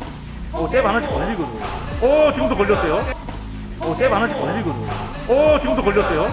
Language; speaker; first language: Korean; native; Korean